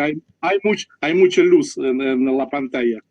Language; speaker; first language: Spanish; non-native, learner; Russian